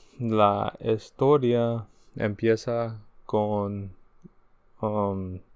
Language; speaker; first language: Spanish; early bilingual, heritage; Spanish